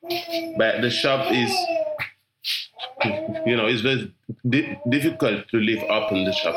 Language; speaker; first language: English; non-native, learner; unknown